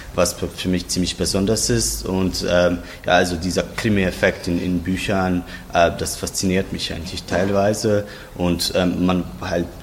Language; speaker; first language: German; non-native, fluent; Croatian